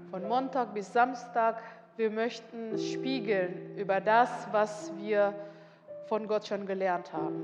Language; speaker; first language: German; non-native, learner; Indonesian